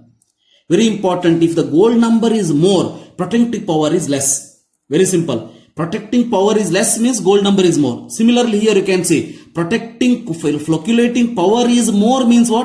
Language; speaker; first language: English; non-native, local second language; Kannada